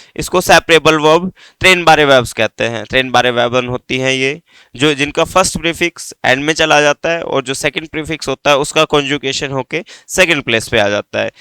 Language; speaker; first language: Hindi; native; Hindi